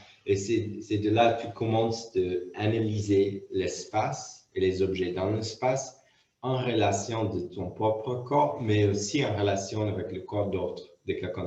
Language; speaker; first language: French; non-native, fluent; English